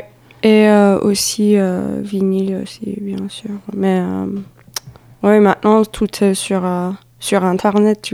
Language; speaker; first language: French; non-native, fluent; Turkish